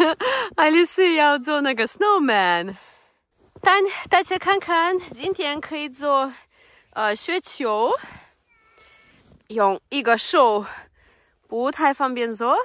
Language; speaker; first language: Chinese; non-native, learner; Russian